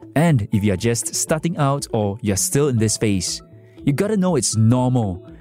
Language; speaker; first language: English; non-native, fluent; Chinese